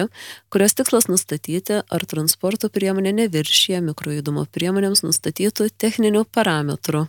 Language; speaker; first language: Lithuanian; native; Lithuanian